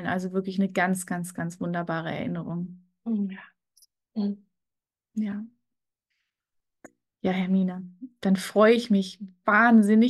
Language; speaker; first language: German; native; German